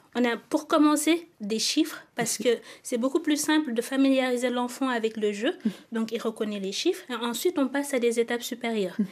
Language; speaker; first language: French; non-native, local second language; Wolof